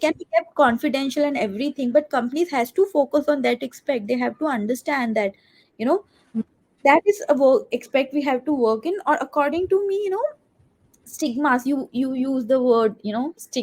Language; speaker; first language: English; non-native, local second language; Hindi